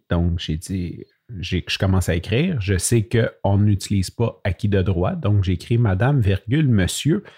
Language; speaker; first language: French; native; French